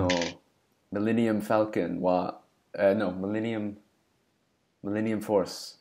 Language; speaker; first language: Japanese; non-native, learner; English